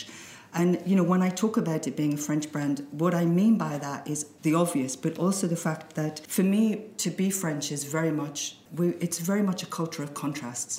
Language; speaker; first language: English; native; English